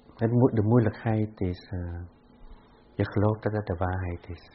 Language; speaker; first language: Dutch; non-native, fluent; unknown